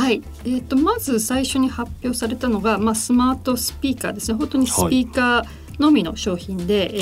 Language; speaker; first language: Japanese; native; Japanese